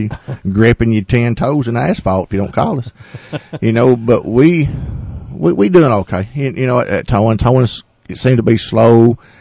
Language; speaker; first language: English; native; English